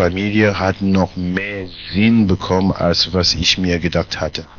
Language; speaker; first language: German; non-native, fluent; French